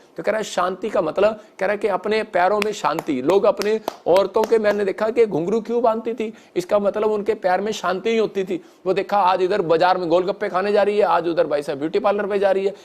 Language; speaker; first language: Hindi; non-native, local second language; Punjabi